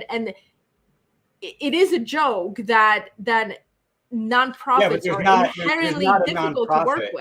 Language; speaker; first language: English; native; English